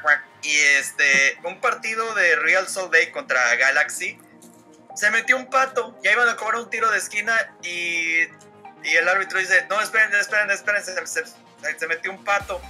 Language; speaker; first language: Spanish; native; Spanish